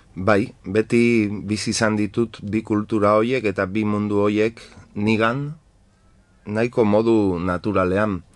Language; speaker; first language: Basque; non-native, local second language; Spanish